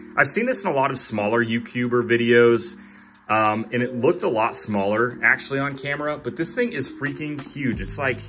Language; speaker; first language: English; native; English